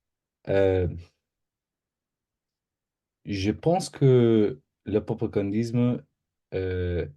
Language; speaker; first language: French; non-native, learner; English